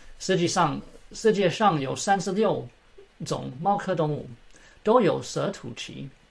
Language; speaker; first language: Chinese; early bilingual, heritage; Chinese